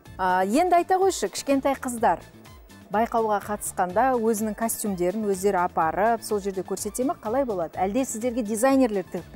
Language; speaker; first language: Kazakh; native; Kazakh